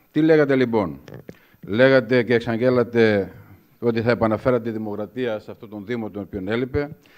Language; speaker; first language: Greek; native; Greek